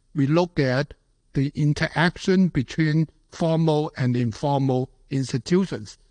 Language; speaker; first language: English; non-native, local second language; Cantonese